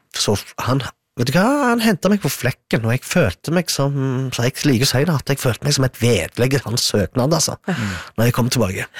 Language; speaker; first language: Norwegian; early bilingual, other home language; Arabic